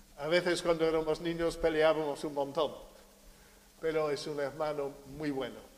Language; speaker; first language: Spanish; non-native, fluent; English